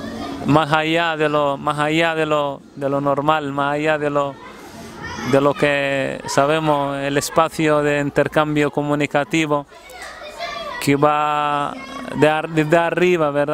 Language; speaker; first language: Spanish; non-native, fluent; Arabic